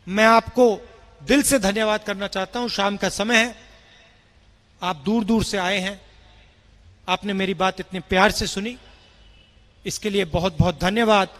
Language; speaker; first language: Hindi; native; Hindi